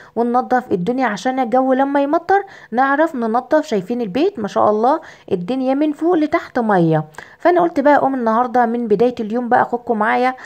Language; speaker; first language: Arabic; native; Arabic